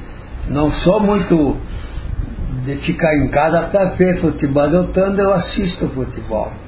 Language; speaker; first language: Portuguese; non-native, local second language; Friulian